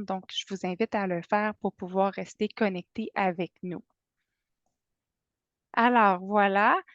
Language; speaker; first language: French; native; French